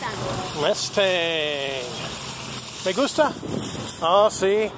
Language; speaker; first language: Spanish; non-native, learner; English